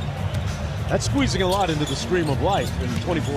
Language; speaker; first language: English; native; English